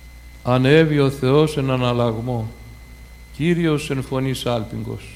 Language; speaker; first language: Greek; native; Greek